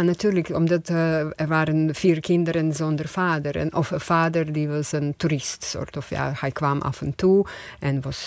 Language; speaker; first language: Dutch; non-native, fluent; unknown